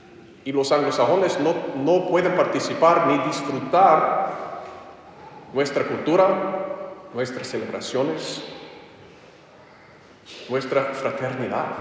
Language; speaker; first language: Spanish; non-native, fluent; English